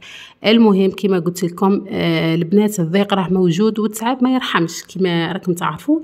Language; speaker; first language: Arabic; native; Arabic